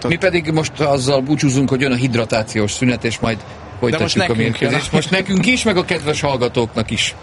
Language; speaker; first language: Hungarian; native; Hungarian